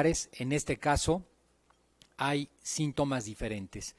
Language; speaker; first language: Spanish; native; Spanish